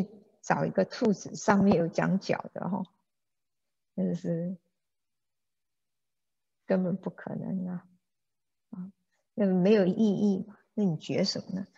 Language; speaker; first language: Chinese; native; Chinese